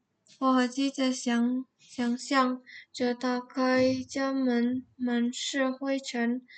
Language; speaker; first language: Chinese; non-native, learner; Indonesian